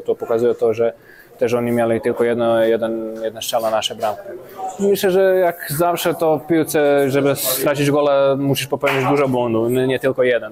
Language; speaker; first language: Polish; non-native, fluent; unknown